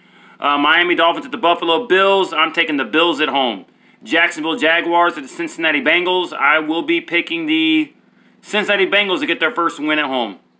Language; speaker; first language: English; native; English